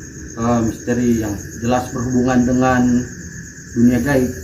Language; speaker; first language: Indonesian; native; Indonesian